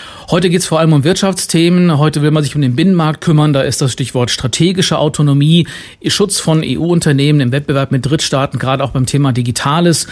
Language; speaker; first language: German; native; German